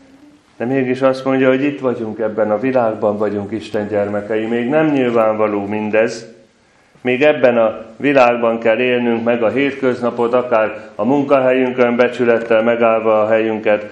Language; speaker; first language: Hungarian; native; Hungarian